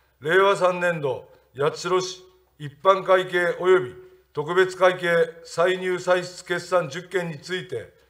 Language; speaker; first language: Japanese; native; Japanese